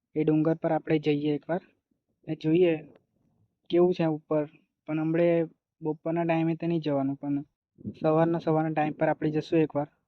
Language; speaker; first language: Gujarati; non-native, local second language; Bhili